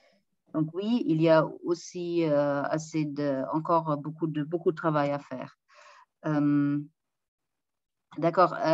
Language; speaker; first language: French; non-native, fluent; German